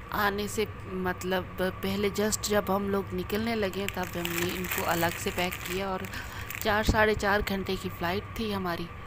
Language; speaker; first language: Urdu; native; Urdu